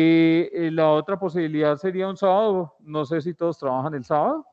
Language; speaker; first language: Spanish; native; Spanish